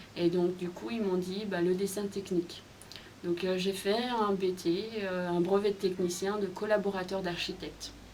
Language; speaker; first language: French; early bilingual, other home language; Khmer